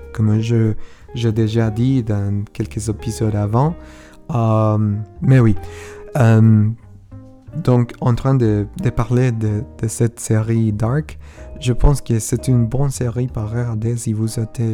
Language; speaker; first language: French; non-native, learner; Spanish